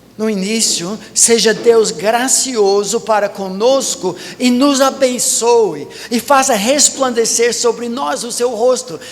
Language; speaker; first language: Portuguese; non-native, fluent; English